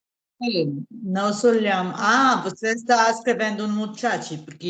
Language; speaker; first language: Portuguese; non-native, learner; Spanish